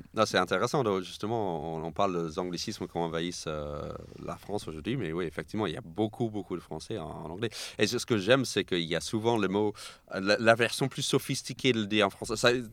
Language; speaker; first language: French; non-native, fluent; English